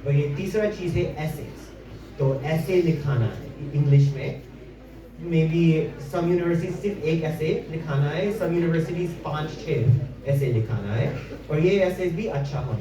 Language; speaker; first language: Hindi; early bilingual, heritage; English